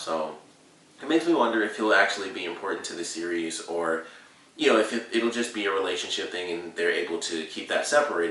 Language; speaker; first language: English; native; English